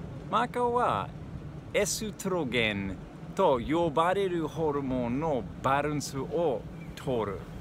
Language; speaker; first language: Japanese; non-native, learner; English